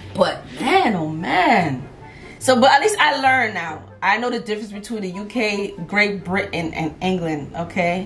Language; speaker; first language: English; native; English